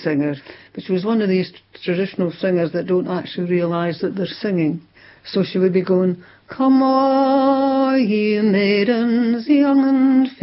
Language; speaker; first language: English; non-native, local second language; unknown